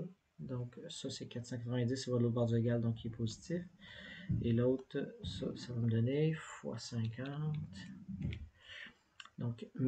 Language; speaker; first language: French; native; French